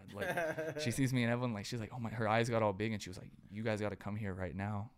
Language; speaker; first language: English; native; English